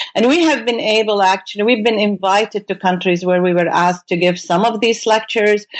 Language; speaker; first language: English; non-native, fluent; Arabic